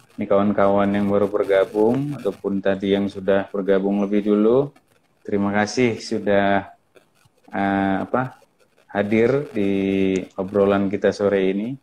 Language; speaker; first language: Indonesian; native; Indonesian